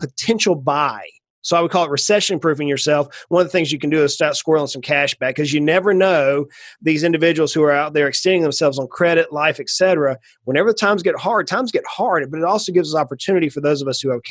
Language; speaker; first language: English; native; English